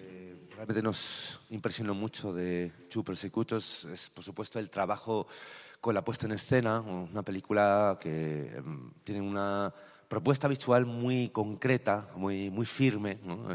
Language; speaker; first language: Spanish; native; Spanish